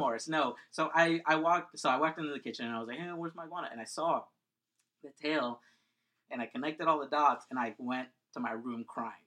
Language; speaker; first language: English; early bilingual, other home language; Spanish